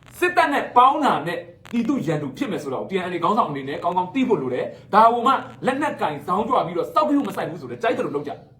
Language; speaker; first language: Burmese; non-native, local second language; Shwe Palaung